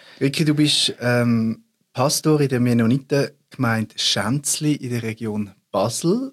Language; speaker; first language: German; native; German